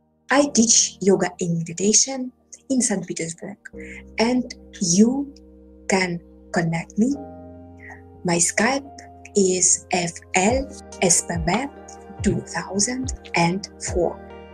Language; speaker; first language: English; non-native, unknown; Russian